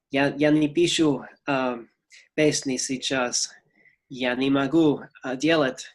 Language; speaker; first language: Russian; non-native, learner; English